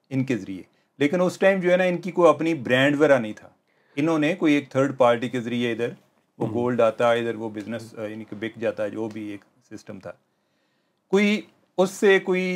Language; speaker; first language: Urdu; native; Urdu